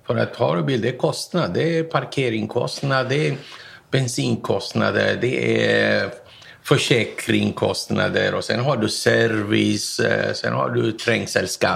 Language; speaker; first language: Swedish; non-native, fluent; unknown